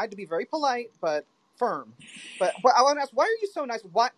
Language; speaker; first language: English; early bilingual, other home language; Filipino